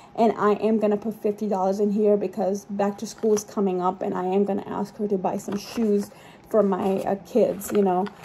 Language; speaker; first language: English; non-native, local second language; Urdu